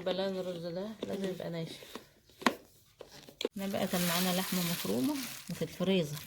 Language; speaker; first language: Arabic; native; Arabic